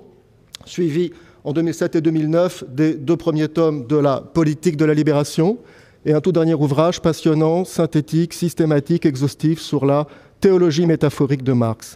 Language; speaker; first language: French; native; French